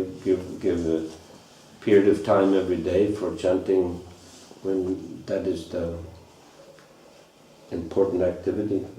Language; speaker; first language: English; non-native, fluent; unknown